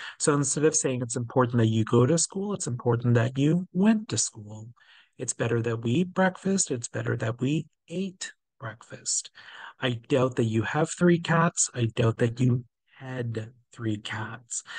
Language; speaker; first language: English; native; English